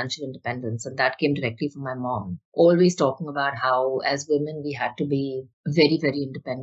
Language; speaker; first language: English; non-native, local second language; Hindi